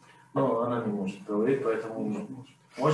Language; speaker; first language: Russian; non-native, learner; Persian